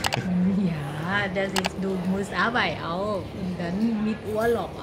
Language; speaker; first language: German; non-native, learner; Thai